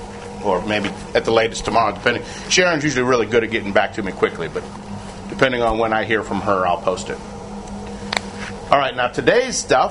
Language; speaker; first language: English; native; English